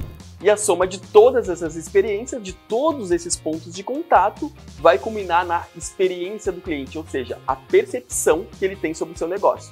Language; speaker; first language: Portuguese; native; Portuguese